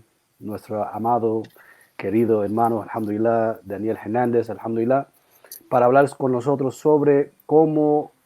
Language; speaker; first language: Spanish; early bilingual, heritage; Spanish